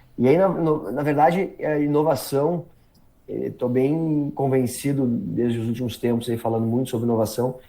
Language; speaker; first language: Portuguese; native; Portuguese